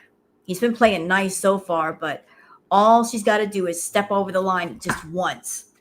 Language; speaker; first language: English; native; English